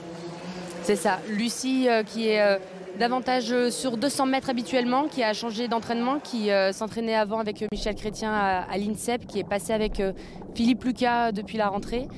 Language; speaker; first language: French; native; French